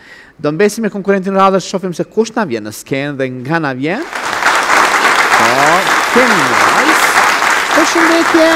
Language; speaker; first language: Albanian; native; Albanian